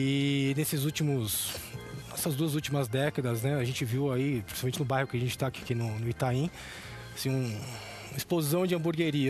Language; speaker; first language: Portuguese; native; Portuguese